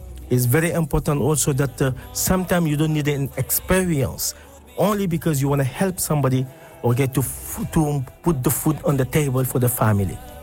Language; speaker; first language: English; non-native, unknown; Wolof